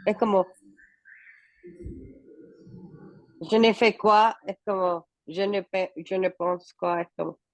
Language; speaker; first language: French; non-native, learner; Spanish